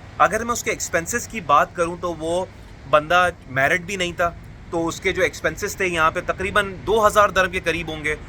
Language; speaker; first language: Urdu; native; Urdu